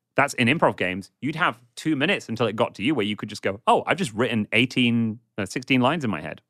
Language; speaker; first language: English; native; English